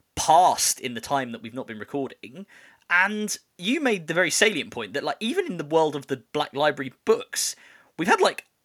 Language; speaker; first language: English; native; English